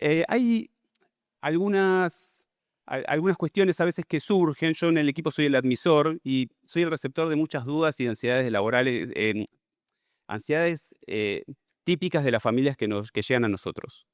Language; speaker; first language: Spanish; native; Spanish